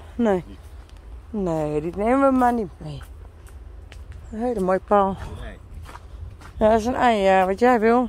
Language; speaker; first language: Dutch; native; Dutch